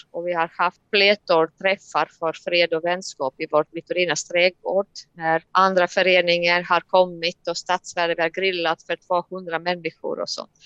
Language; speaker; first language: Swedish; non-native, fluent; Latvian